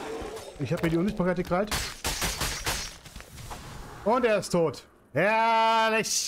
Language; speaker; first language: German; native; German